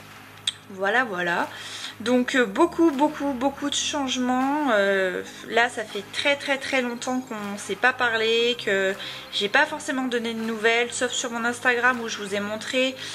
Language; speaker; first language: French; native; French